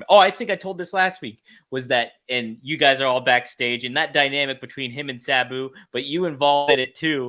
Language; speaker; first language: English; native; English